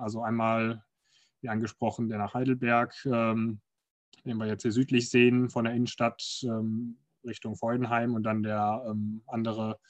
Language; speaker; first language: German; native; German